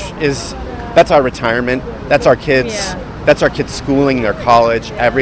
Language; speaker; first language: English; native; English